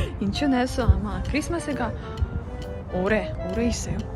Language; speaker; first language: Korean; non-native, fluent; Ukrainian